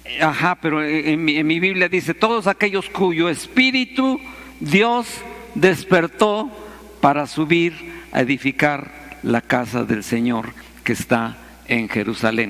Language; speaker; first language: Spanish; native; Spanish